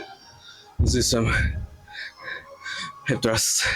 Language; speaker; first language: English; native; English